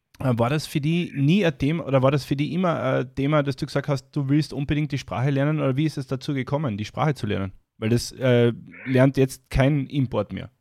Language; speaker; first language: German; native; German